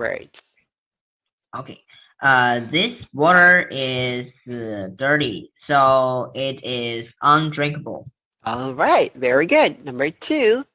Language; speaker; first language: English; non-native, learner; Chinese